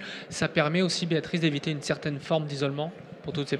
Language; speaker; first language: French; native; French